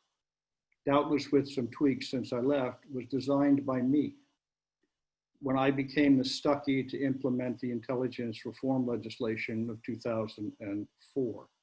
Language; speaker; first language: English; native; English